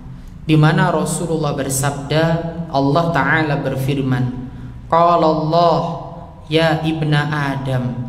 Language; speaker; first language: Indonesian; non-native, local second language; Javanese